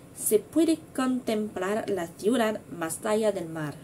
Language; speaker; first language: Spanish; non-native, learner; French